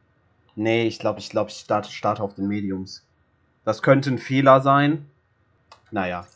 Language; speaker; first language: German; native; German